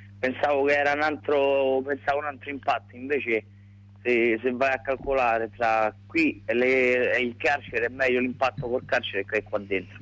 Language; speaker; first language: Italian; non-native, fluent; Greek